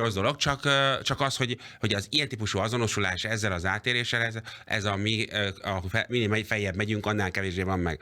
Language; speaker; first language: Hungarian; native; Hungarian